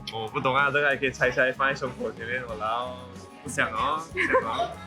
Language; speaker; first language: Chinese; native; Chinese